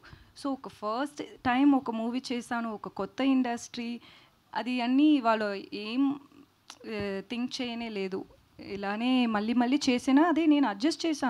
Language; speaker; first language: Telugu; non-native, learner; Tamil